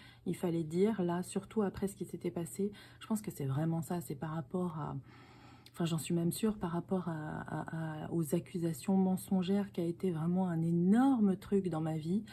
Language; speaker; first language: French; native; French